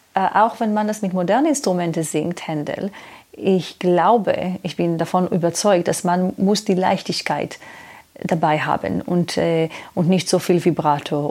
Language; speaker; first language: German; non-native, fluent; Hebrew